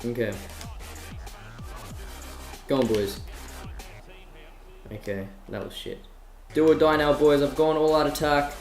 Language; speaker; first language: English; native; English